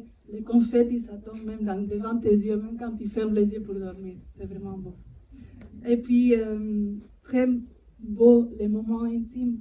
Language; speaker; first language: French; non-native, fluent; Spanish